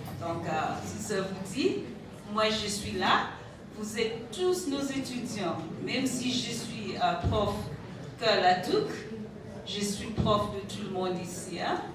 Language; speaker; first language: French; non-native, fluent; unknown